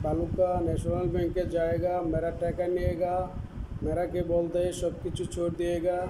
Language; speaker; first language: Hindi; non-native, learner; Bangla